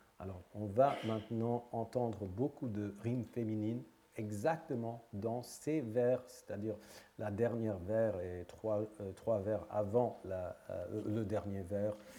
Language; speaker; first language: French; non-native, fluent; English